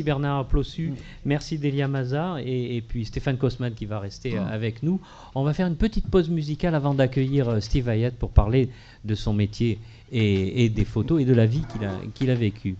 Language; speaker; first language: French; native; French